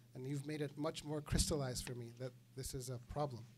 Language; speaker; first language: English; native; English